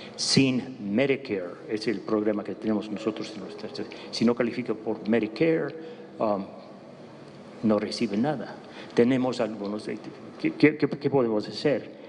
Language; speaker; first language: Spanish; non-native, fluent; English